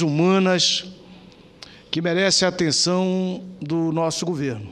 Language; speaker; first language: Portuguese; native; Portuguese